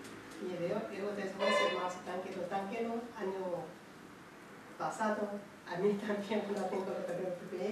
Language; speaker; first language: Spanish; non-native, learner; Chinese